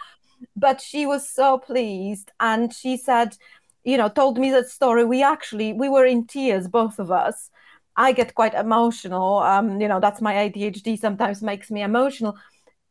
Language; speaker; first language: English; non-native, fluent; Polish